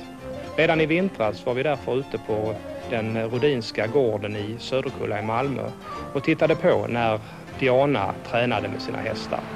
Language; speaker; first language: Swedish; native; Swedish